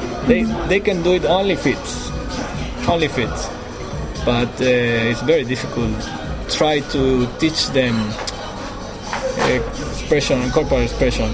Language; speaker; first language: English; non-native, learner; Spanish